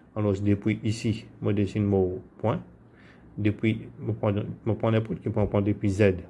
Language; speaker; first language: French; non-native, local second language; Morisyen